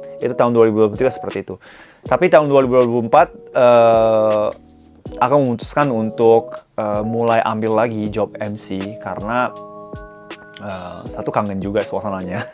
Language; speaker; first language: Indonesian; non-native, fluent; Japanese